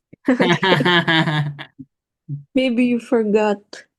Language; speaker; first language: English; non-native, learner; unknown